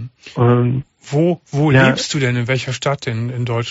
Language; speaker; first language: German; native; German